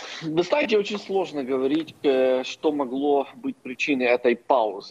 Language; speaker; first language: Russian; non-native, local second language; Ukrainian